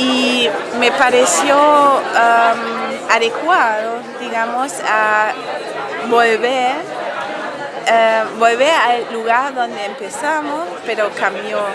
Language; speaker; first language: Spanish; non-native, fluent; German